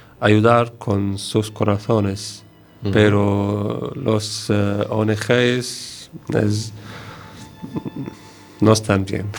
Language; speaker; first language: Spanish; non-native, learner; Arabic